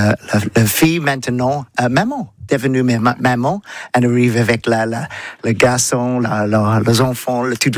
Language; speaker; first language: French; non-native, learner; English